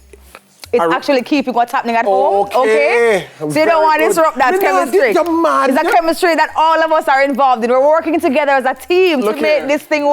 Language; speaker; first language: English; native; English